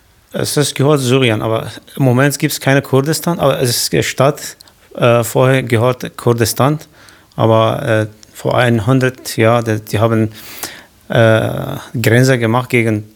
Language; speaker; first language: German; non-native, learner; Kurdish